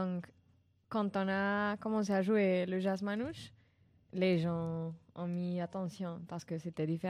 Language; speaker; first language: French; non-native, learner; Spanish